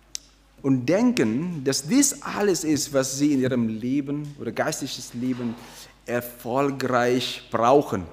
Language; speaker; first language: German; non-native, fluent; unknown